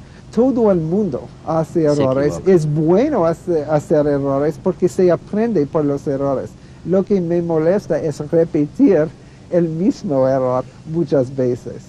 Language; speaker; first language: Spanish; non-native, fluent; English